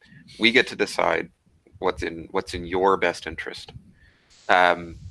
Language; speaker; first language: English; native; English